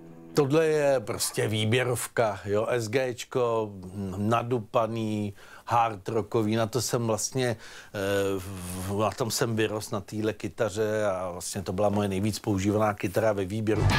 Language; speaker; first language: Czech; native; Czech